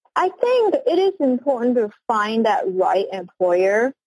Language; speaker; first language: English; non-native, local second language; Cantonese